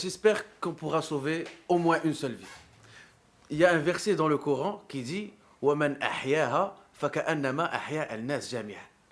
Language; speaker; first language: French; non-native, local second language; Arabic